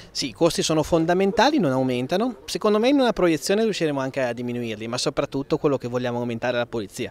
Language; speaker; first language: Italian; native; Italian